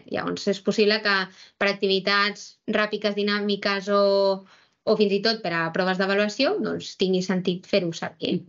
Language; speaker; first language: Catalan; native; Catalan